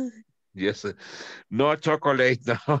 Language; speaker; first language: English; non-native, fluent; Spanish